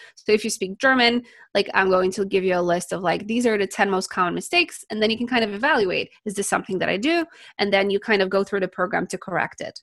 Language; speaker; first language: English; non-native, fluent; Polish